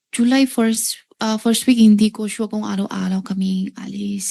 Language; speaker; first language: Filipino; non-native, learner; Chinese